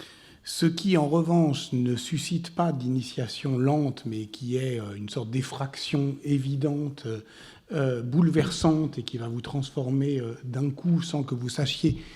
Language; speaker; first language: French; native; French